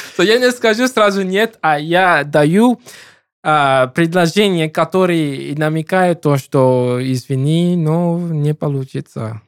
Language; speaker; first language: Russian; non-native, learner; English